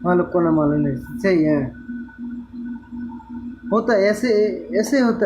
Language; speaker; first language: Hindi; non-native, learner; Bangla